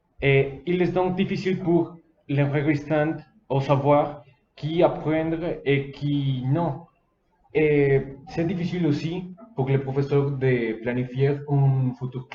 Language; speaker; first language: French; non-native, learner; Spanish